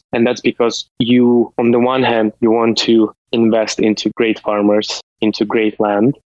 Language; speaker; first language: English; non-native, fluent; Russian